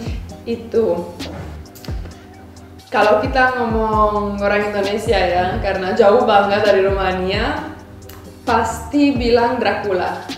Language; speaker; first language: Indonesian; non-native, fluent; Romanian